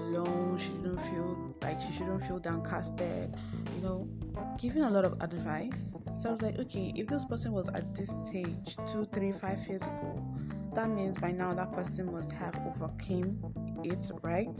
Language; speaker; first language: English; non-native, local second language; Igbo